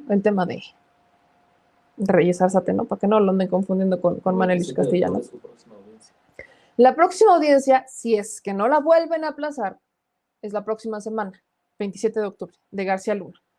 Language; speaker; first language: Spanish; native; Spanish